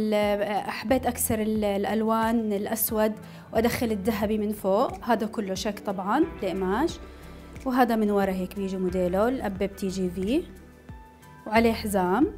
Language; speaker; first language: Arabic; native; Arabic